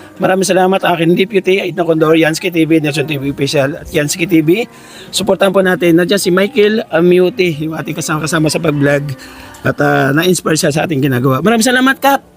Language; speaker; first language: Filipino; non-native, local second language; Cebuano